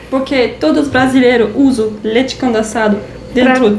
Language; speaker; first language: Portuguese; non-native, fluent; French